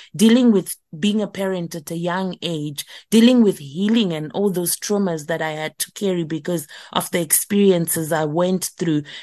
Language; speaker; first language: English; non-native, local second language; Shona